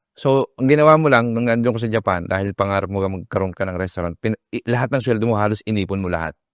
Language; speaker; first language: Filipino; native; Filipino